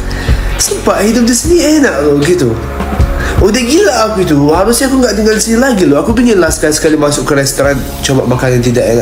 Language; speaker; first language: Indonesian; non-native, fluent; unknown